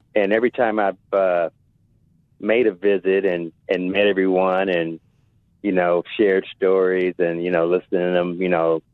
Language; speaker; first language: English; native; English